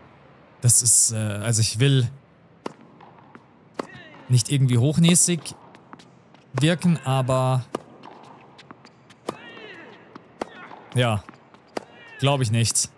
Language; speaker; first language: German; native; German